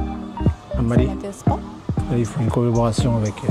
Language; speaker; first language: French; native; French